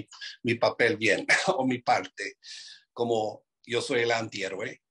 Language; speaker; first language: Spanish; non-native, fluent; English